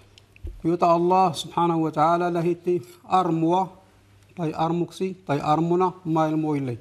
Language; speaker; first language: Finnish; non-native, fluent; Arabic